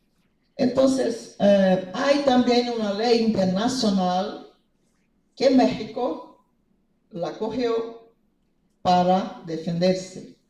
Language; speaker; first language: Spanish; non-native, fluent; Portuguese